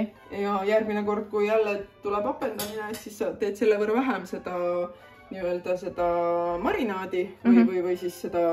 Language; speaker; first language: Estonian; native; Estonian